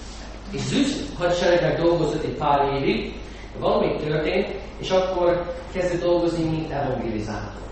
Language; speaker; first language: Hungarian; non-native, fluent; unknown